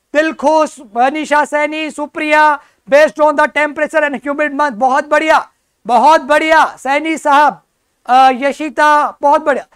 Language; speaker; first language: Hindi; native; Hindi